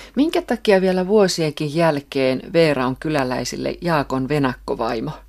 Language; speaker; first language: Finnish; native; Finnish